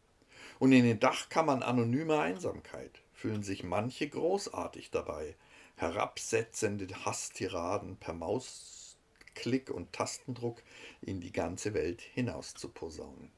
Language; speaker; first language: German; native; German